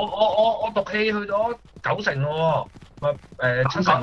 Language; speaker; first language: Chinese; native; Chinese